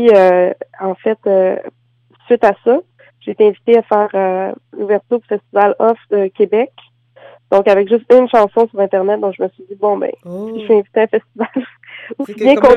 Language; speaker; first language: French; native; French